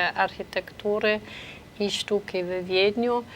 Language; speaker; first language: Polish; non-native, fluent; German